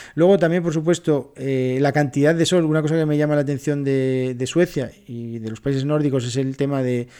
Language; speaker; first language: Spanish; native; Spanish